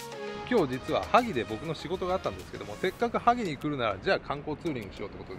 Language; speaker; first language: Japanese; native; Japanese